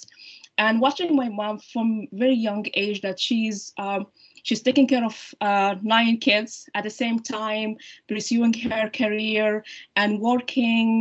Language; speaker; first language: English; non-native, fluent; Arabic